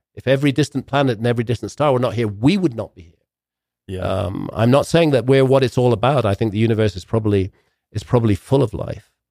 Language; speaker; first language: English; native; English